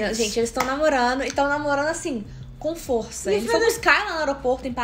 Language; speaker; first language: Portuguese; native; Portuguese